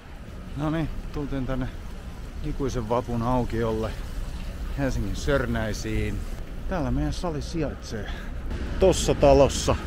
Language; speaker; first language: Finnish; native; Finnish